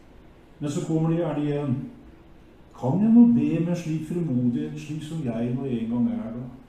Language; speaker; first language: Norwegian; native; Norwegian